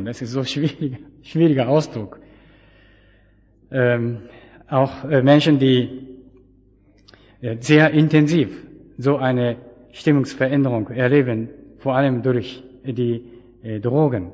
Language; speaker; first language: German; non-native, fluent; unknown